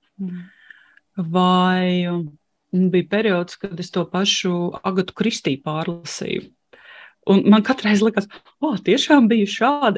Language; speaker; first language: Latvian; non-native, local second language; Russian